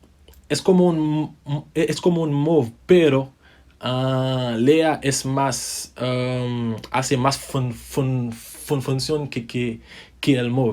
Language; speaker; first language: Spanish; non-native, fluent; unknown